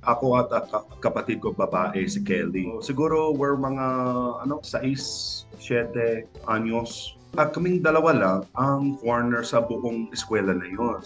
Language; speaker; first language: Filipino; non-native, local second language; English